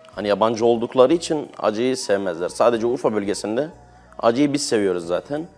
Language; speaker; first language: Turkish; native; Turkish